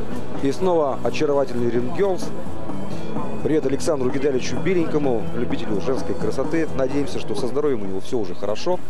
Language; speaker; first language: Russian; native; Russian